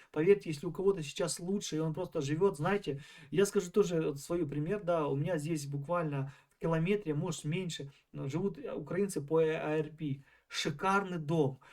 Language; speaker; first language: Russian; native; Russian